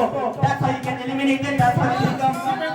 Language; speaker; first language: English; non-native, local second language; Filipino